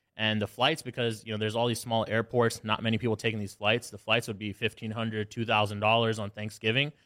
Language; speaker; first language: English; native; English